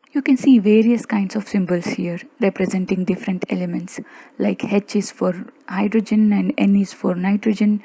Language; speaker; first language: English; non-native, local second language; Kannada